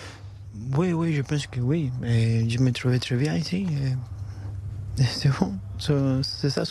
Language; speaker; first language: French; non-native, learner; Spanish